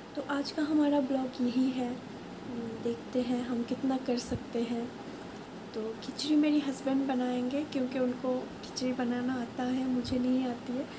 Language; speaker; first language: Hindi; non-native, local second language; Bangla